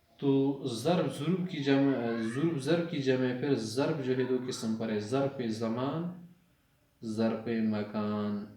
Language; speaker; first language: Urdu; non-native, local second language; Pashto